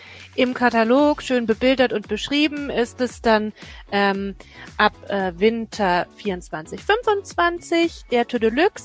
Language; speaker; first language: German; native; German